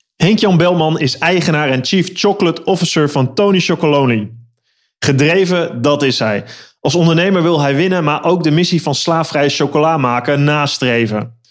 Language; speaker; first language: Dutch; native; Dutch